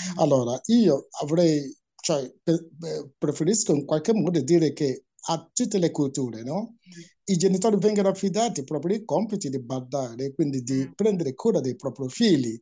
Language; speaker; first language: Italian; non-native, fluent; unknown